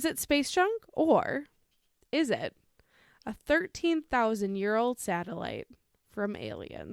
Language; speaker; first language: English; native; English